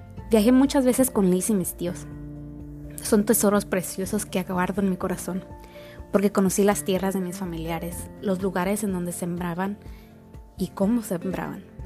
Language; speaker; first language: Spanish; early bilingual, heritage; Spanish